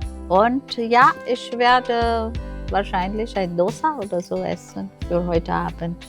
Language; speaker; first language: German; non-native, fluent; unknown